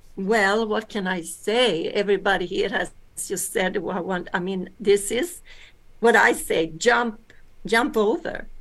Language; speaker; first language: English; early bilingual, other home language; Swedish